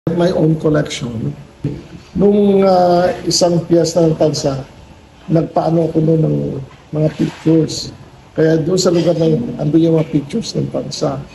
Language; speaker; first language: Filipino; native; Filipino